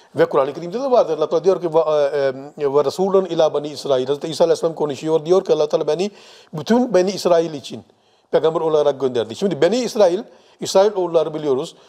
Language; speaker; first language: Turkish; non-native, fluent; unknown